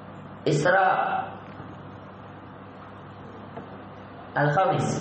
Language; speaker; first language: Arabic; non-native, fluent; Indonesian